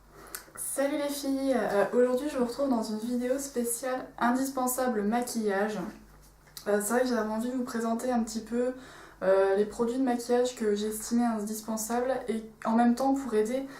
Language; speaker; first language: French; native; French